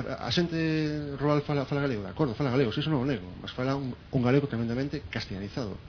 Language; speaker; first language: Galician; non-native, local second language; Spanish